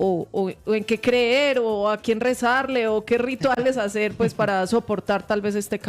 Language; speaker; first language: Spanish; native; Spanish